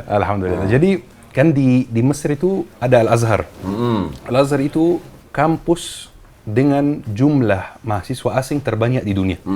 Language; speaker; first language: Indonesian; non-native, fluent; Arabic